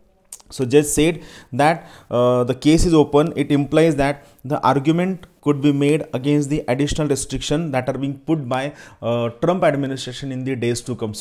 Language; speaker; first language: English; non-native, local second language; Marathi